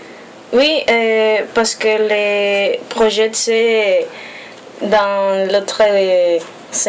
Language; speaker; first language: French; non-native, learner; Spanish